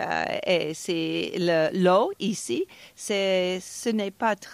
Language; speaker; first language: French; non-native, fluent; English